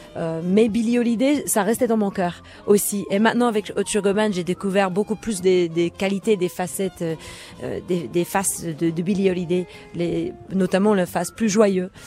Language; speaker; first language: French; non-native, fluent; English